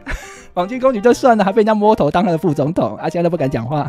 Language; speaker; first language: Chinese; native; Chinese